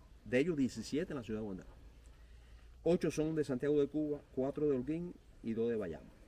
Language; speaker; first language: Spanish; native; Spanish